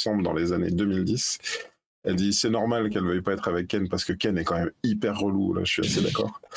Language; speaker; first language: French; native; French